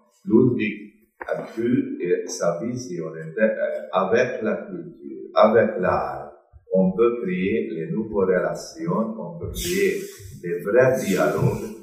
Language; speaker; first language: French; non-native, fluent; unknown